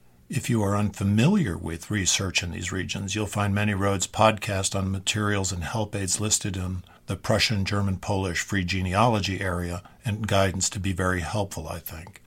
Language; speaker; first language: English; native; English